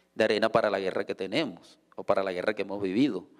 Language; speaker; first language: Spanish; native; Spanish